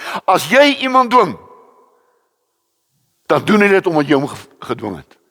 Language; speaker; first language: Afrikaans; native; Afrikaans